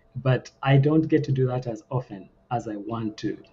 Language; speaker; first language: English; non-native, local second language; Ganda